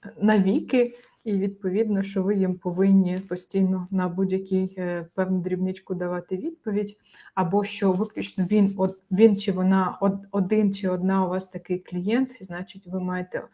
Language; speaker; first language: Ukrainian; native; Ukrainian